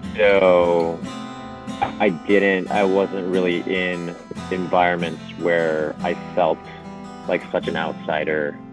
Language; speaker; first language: English; non-native, fluent; Japanese